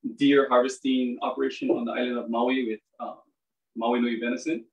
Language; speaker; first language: English; native; English